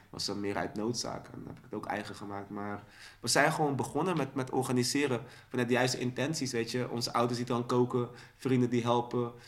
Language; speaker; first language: Dutch; early bilingual, other home language; Sranan Tongo